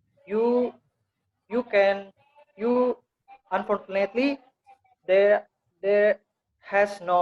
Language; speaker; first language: English; non-native, learner; Indonesian